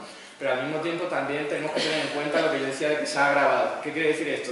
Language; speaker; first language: Spanish; native; Spanish